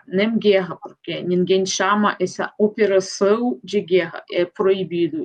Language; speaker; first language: Portuguese; non-native, fluent; Russian